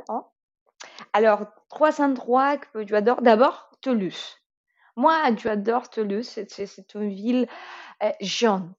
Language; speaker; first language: French; non-native, fluent; Spanish